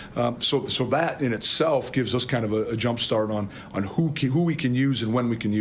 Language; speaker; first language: English; native; English